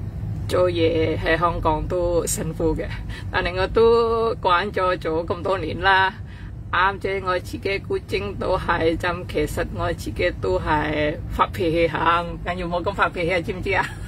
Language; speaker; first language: Cantonese; non-native, fluent; Indonesian